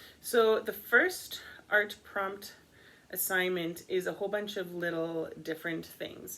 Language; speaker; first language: English; native; English